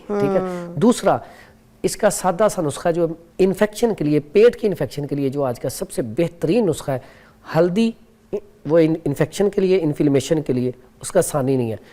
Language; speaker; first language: Urdu; non-native, local second language; Punjabi